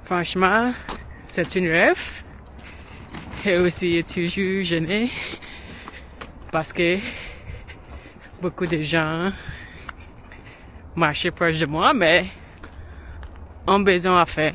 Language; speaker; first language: French; non-native, learner; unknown